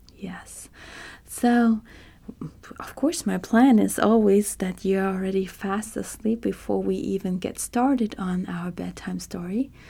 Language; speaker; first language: English; non-native, fluent; German